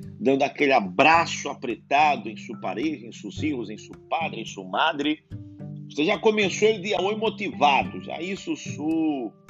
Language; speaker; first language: Portuguese; non-native, learner; Spanish